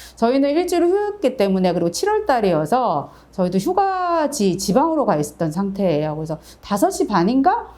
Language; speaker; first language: Korean; native; Korean